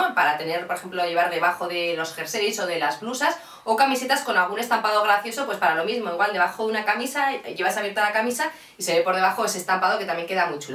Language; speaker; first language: Spanish; native; Spanish